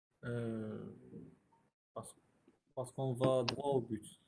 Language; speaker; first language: French; non-native, local second language; Arabic